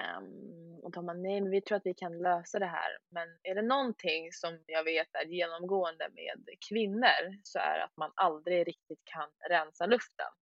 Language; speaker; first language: Swedish; native; Swedish